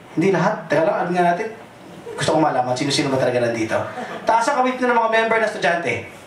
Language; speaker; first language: Filipino; non-native, local second language; Cebuano